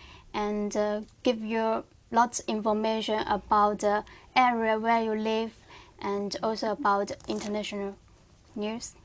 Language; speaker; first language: English; non-native, learner; Korean